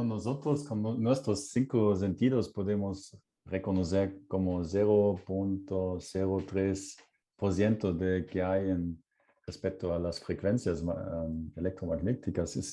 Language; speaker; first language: Spanish; non-native, fluent; German